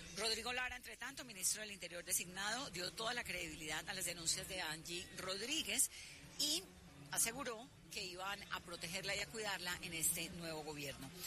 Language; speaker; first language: Spanish; native; Spanish